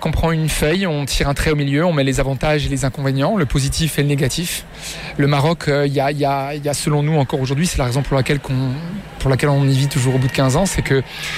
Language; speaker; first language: French; native; French